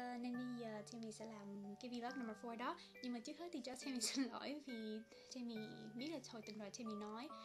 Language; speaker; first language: Vietnamese; early bilingual, heritage; Vietnamese